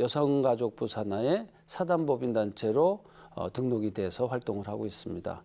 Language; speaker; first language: Korean; native; Korean